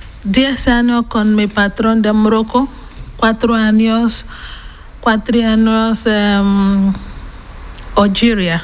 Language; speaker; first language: Spanish; non-native, learner; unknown